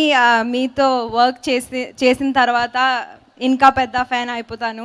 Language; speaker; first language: Telugu; non-native, learner; Hindi